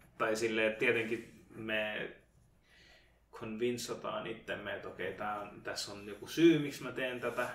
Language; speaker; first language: Finnish; native; Finnish